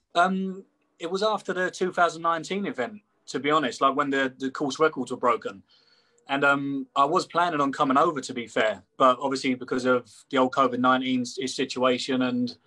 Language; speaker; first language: English; native; English